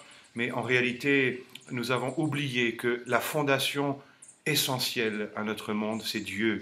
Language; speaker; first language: French; native; French